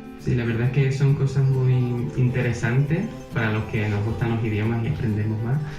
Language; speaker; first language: Spanish; native; Spanish